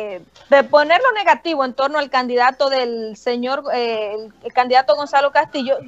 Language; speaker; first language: Spanish; native; Spanish